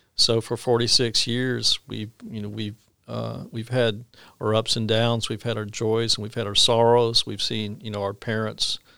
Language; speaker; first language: English; native; English